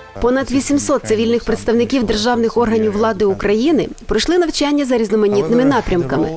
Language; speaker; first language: Ukrainian; native; Ukrainian